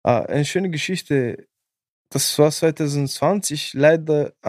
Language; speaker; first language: German; non-native, fluent; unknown